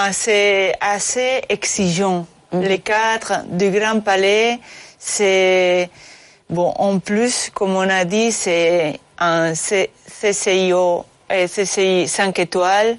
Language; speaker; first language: French; non-native, fluent; Spanish